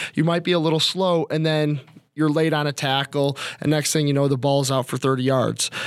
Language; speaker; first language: English; native; English